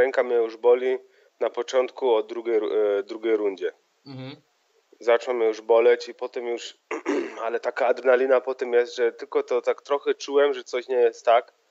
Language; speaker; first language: Polish; early bilingual, heritage; Polish